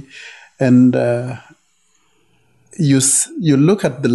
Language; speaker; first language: English; non-native, local second language; Luo (Kenya and Tanzania)